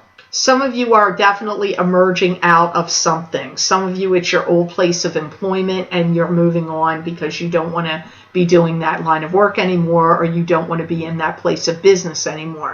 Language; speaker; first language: English; native; English